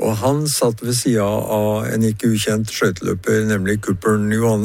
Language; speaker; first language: Norwegian; native; Norwegian